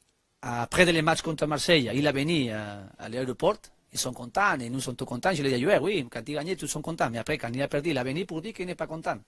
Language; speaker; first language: French; non-native, learner; Spanish